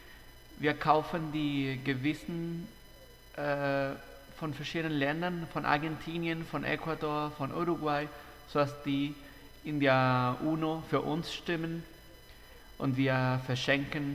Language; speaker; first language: German; non-native, fluent; Spanish